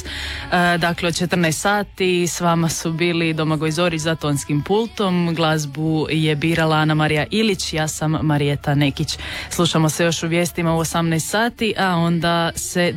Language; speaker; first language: Serbian; native; Serbian